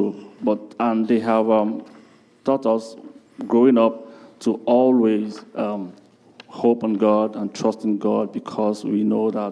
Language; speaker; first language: English; non-native, local second language; Igbo